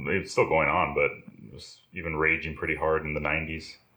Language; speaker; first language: English; native; English